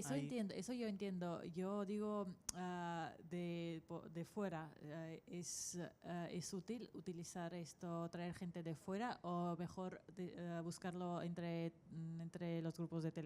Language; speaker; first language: Spanish; non-native, fluent; Russian